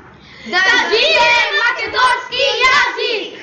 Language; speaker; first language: Macedonian; early bilingual, heritage; Macedonian